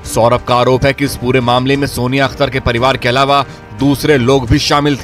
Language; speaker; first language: Hindi; native; Hindi